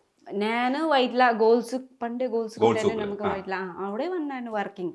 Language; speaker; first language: Malayalam; non-native, fluent; Nepali